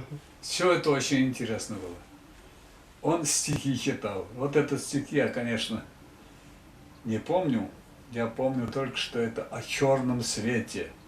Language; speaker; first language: Russian; non-native, local second language; Tatar